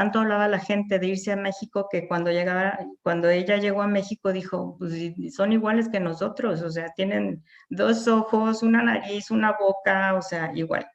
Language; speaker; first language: Spanish; native; Spanish